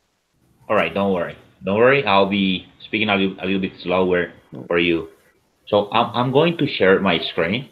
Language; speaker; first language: English; non-native, fluent; Spanish